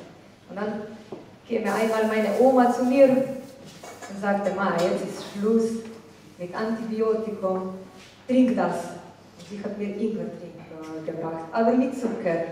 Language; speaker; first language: German; non-native, fluent; Slovenian